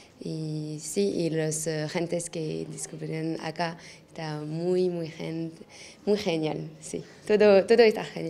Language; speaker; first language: Spanish; non-native, learner; French